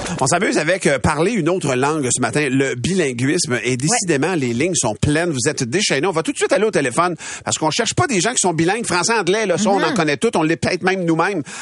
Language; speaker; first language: French; native; French